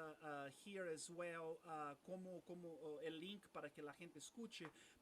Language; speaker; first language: Spanish; non-native, fluent; Portuguese